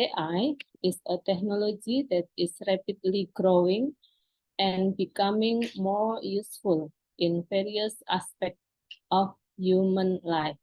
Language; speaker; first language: English; non-native, fluent; Indonesian